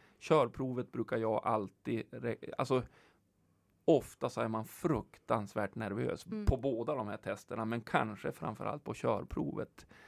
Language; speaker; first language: Swedish; native; Swedish